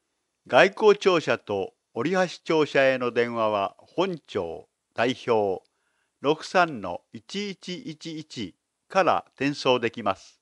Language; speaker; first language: Japanese; native; Japanese